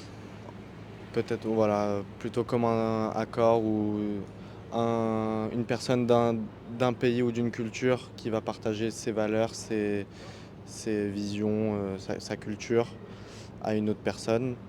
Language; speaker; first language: French; non-native, fluent; Russian